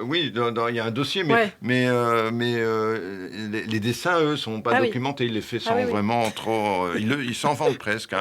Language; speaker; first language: French; native; French